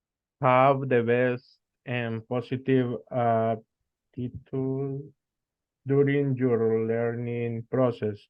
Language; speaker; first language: English; non-native, learner; Spanish